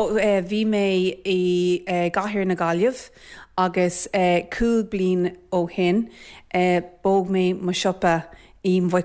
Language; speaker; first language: Irish; non-native, learner; English